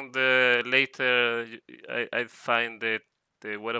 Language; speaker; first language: English; non-native, fluent; Spanish